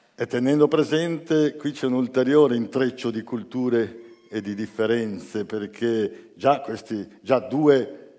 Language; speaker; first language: Italian; native; Italian